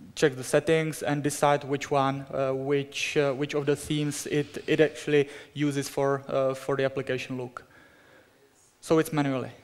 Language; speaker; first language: English; non-native, fluent; Czech